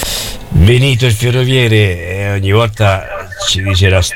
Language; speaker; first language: Italian; native; Italian